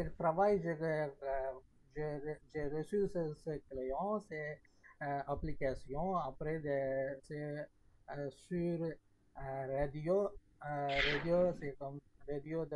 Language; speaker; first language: French; non-native, learner; Tamil